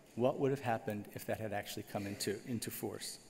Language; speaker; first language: English; native; English